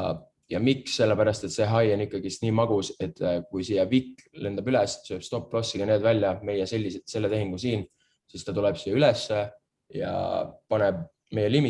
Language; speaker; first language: Estonian; native; Estonian